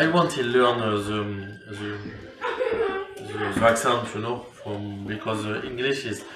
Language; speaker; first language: English; non-native, learner; French